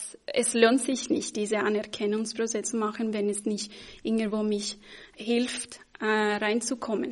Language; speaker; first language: German; non-native, fluent; Spanish